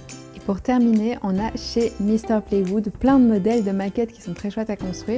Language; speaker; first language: French; native; French